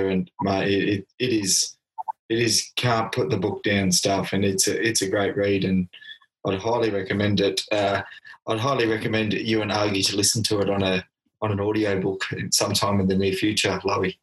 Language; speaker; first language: English; native; English